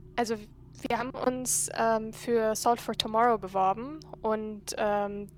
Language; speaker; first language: German; non-native, fluent; Arabic